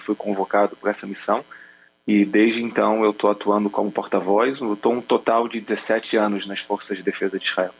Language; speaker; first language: Portuguese; native; Portuguese